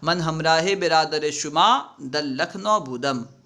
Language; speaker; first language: Persian; non-native, fluent; Urdu